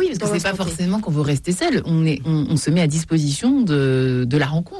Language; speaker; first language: French; native; French